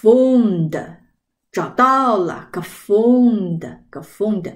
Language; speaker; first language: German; non-native, learner; Chinese